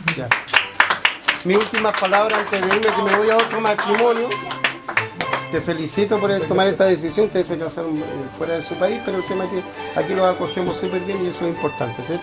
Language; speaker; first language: Spanish; native; Spanish